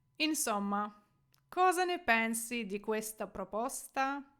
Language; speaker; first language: Italian; non-native, fluent; Ukrainian